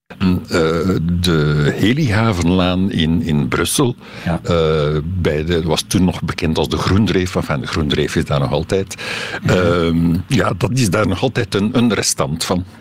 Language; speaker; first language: Dutch; native; Dutch